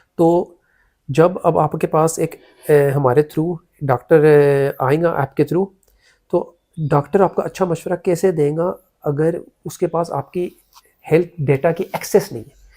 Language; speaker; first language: Urdu; early bilingual, heritage; Urdu